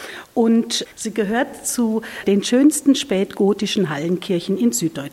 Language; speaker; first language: German; native; German